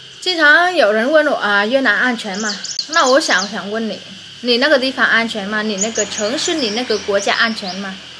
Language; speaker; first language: Chinese; non-native, fluent; Vietnamese